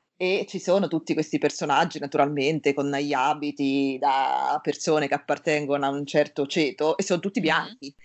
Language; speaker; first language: Italian; native; Italian